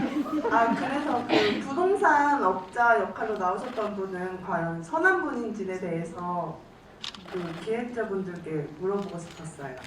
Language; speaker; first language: Korean; non-native, learner; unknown